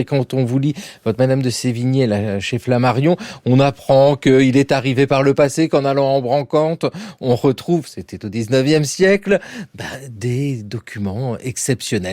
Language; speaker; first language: French; native; French